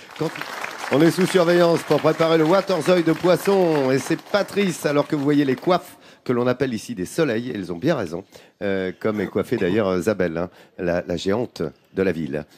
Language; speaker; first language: French; native; French